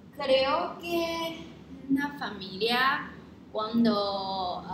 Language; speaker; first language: Spanish; non-native, learner; Chinese